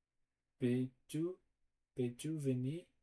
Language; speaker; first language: French; non-native, learner; Portuguese